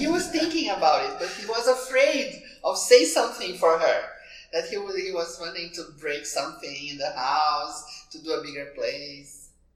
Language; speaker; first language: English; non-native, fluent; Portuguese